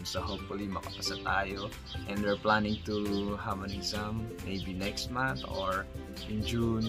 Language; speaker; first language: English; non-native, local second language; Filipino